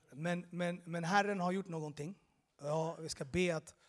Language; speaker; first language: Swedish; early bilingual, other home language; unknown